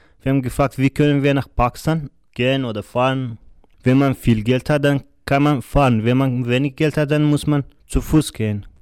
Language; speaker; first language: German; non-native, learner; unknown